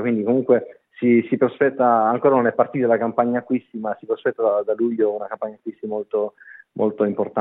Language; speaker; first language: Italian; native; Italian